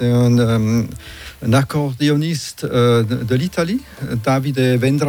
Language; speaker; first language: French; non-native, fluent; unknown